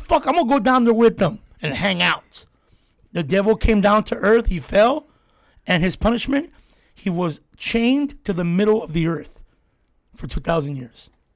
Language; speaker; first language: English; native; English